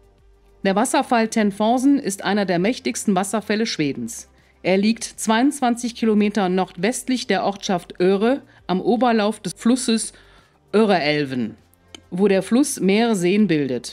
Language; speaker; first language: German; native; German